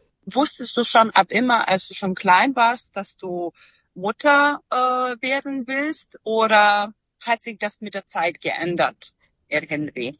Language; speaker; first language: German; non-native, fluent; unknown